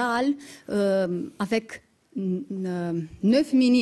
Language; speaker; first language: French; non-native, fluent; Romanian